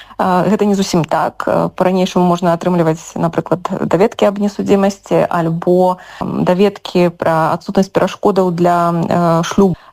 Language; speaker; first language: Belarusian; native; Belarusian